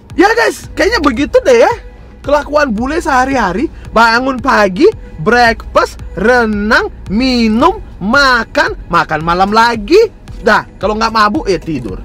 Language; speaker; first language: Indonesian; non-native, fluent; Russian